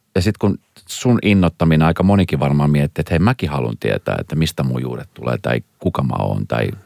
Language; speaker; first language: Finnish; native; Finnish